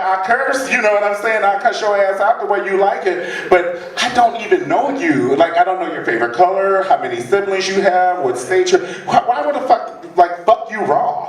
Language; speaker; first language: English; native; English